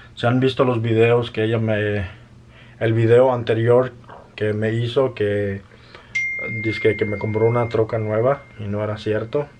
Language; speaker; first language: Spanish; early bilingual, heritage; Spanish